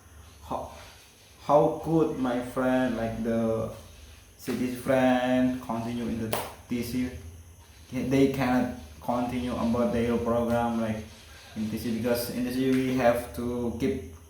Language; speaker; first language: English; non-native, learner; Indonesian